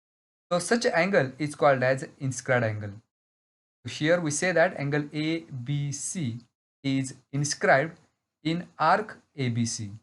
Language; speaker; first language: English; non-native, local second language; Marathi